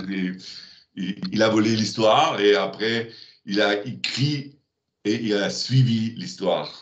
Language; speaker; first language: French; non-native, learner; German